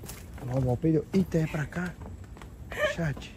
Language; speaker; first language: Portuguese; native; Portuguese